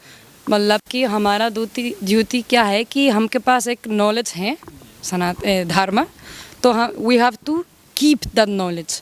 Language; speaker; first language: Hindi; non-native, learner; Spanish